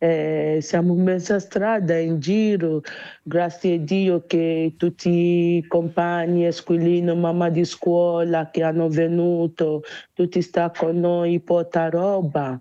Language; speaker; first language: Italian; non-native, learner; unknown